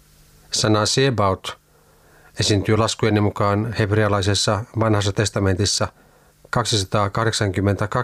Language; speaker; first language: Finnish; native; Finnish